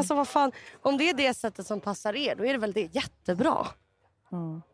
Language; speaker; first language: Swedish; native; Swedish